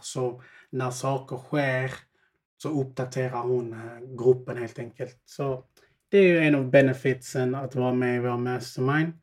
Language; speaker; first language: Swedish; early bilingual, other home language; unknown